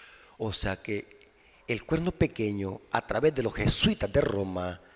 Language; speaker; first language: Spanish; native; Spanish